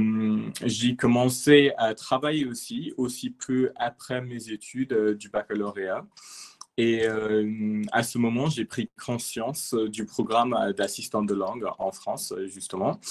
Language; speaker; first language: French; non-native, fluent; English